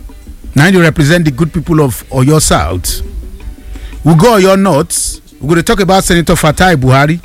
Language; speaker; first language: Nigerian Pidgin; non-native, local second language; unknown